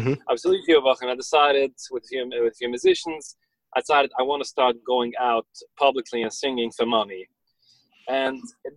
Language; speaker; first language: English; early bilingual, other home language; Yiddish